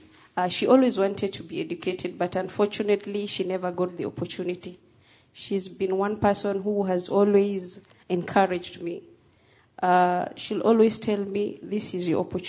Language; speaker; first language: English; non-native, local second language; Somali